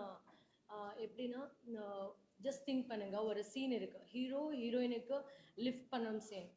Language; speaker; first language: Tamil; non-native, learner; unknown